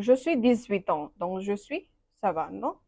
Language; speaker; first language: French; non-native, learner; Bangla